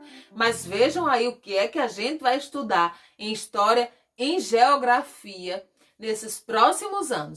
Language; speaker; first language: Portuguese; native; Portuguese